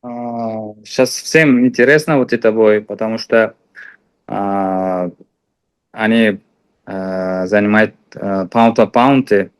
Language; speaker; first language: Russian; non-native, fluent; Uzbek